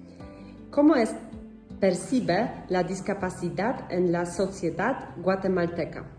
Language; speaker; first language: Spanish; non-native, learner; Polish